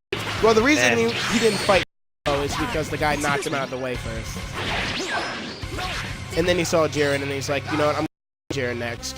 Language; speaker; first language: English; native; English